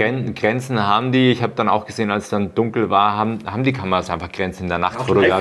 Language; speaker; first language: German; native; German